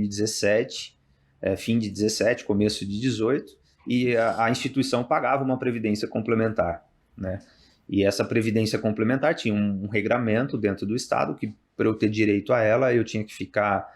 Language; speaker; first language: Portuguese; native; Portuguese